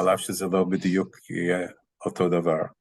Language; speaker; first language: Hebrew; non-native, fluent; English